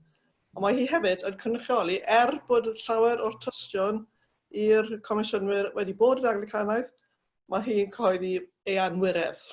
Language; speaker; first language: Welsh; native; Welsh